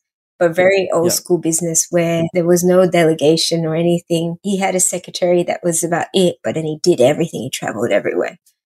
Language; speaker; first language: English; native; English